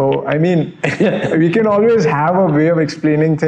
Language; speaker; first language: English; non-native, local second language; Gujarati